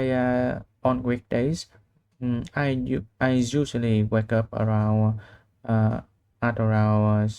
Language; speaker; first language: English; non-native, learner; Vietnamese